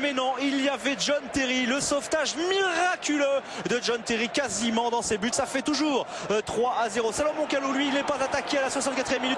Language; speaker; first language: French; native; French